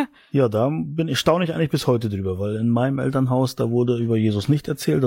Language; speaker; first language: German; native; German